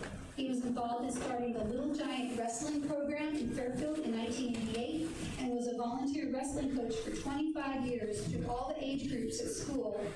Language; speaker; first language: English; native; English